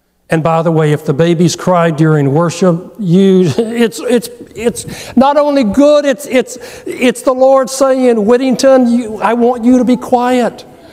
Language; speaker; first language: English; native; English